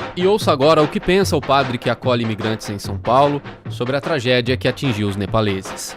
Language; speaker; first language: Portuguese; native; Portuguese